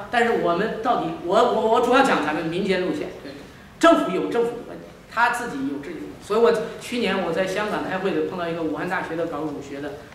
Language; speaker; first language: Chinese; native; Chinese